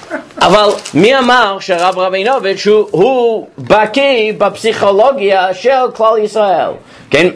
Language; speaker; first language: Hebrew; non-native, fluent; English